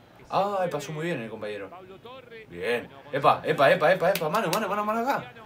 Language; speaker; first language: Spanish; native; Spanish